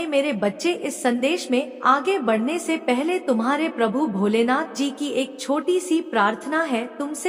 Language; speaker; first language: Hindi; native; Hindi